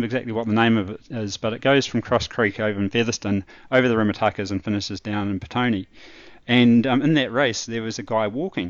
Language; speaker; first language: English; native; English